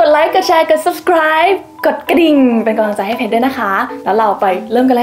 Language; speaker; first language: Thai; native; Thai